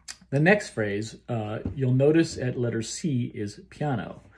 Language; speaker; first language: English; native; English